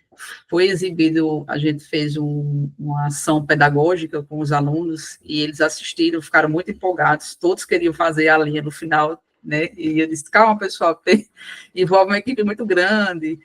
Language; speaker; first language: Portuguese; native; Portuguese